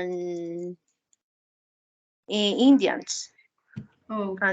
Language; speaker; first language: English; non-native, learner; Spanish